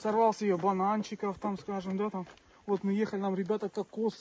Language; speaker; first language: Russian; native; Russian